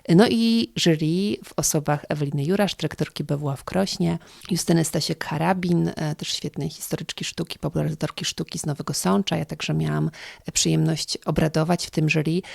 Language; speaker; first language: Polish; native; Polish